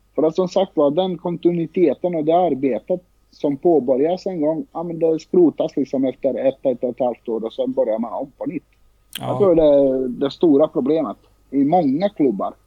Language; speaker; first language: Swedish; early bilingual, other home language; Bosnian